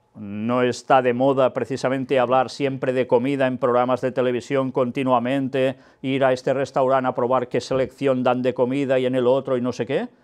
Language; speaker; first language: Spanish; non-native, local second language; Catalan